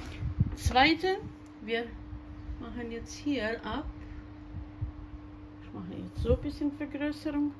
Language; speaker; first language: German; non-native, fluent; Croatian